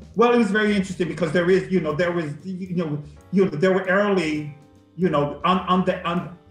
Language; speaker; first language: English; native; English